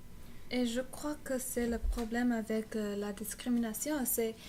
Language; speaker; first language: French; non-native, learner; English